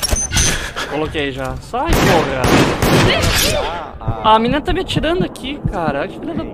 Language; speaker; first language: Portuguese; native; Portuguese